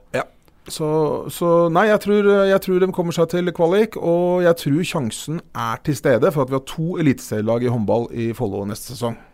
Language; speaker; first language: Norwegian; native; Norwegian